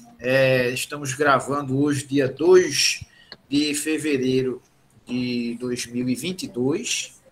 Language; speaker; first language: Portuguese; native; Portuguese